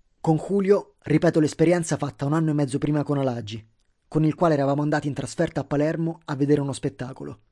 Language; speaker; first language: Italian; native; Italian